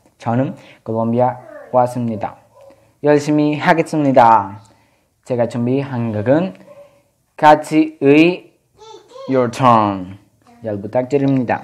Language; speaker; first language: Korean; non-native, learner; Spanish